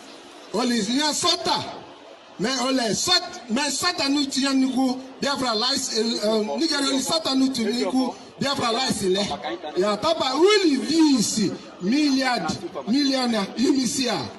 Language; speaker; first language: Finnish; non-native, learner; Igbo